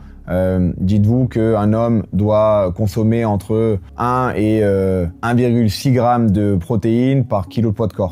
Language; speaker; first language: French; native; French